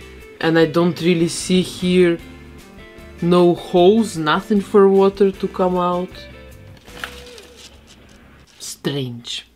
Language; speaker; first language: English; non-native, fluent; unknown